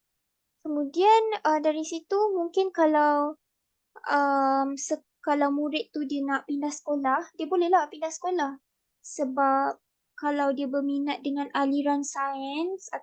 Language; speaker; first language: Malay; native; Malay